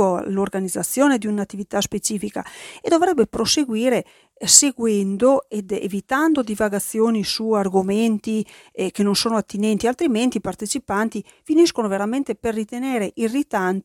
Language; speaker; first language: Italian; native; Italian